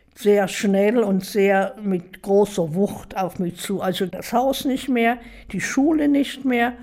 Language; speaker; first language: German; native; German